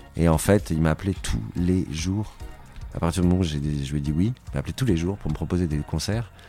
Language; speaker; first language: French; native; French